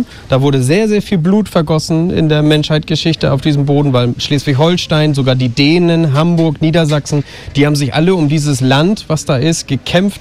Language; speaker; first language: German; native; German